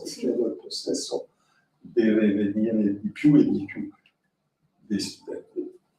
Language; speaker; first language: Italian; non-native, learner; French